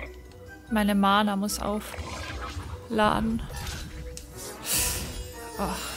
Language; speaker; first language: German; native; German